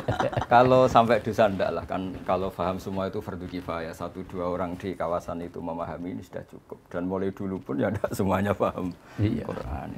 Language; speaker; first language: Indonesian; native; Indonesian